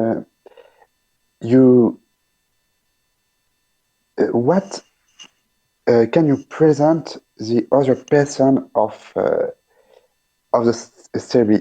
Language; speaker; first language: English; non-native, learner; French